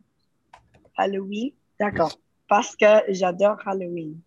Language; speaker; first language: French; non-native, learner; Spanish